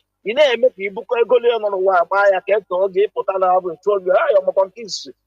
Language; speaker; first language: English; non-native, local second language; Igbo